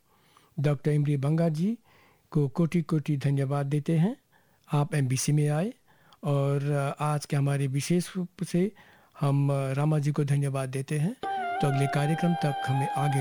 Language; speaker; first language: Hindi; native; Hindi